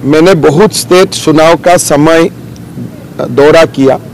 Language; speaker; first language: Hindi; non-native, local second language; Assamese